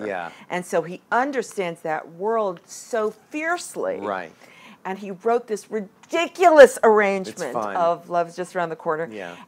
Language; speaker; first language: English; native; English